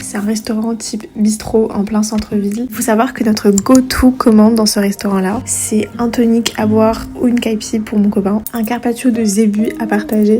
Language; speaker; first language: French; non-native, local second language; Malagasy